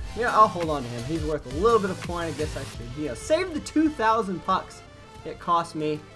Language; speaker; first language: English; native; English